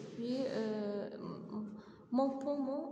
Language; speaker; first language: French; non-native, learner; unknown